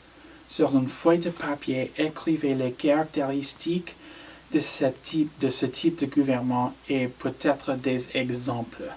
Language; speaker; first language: French; non-native, learner; English